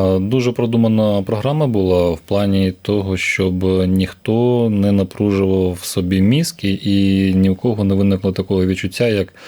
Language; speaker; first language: Ukrainian; native; Ukrainian